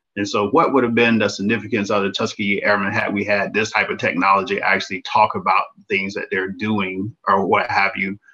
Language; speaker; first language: English; native; English